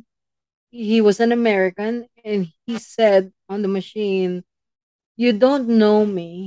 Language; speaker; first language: English; non-native, local second language; Filipino